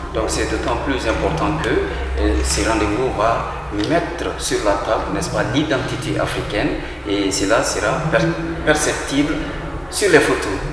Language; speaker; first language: French; non-native, local second language; Bambara